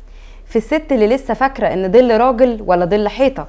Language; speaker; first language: Arabic; native; Arabic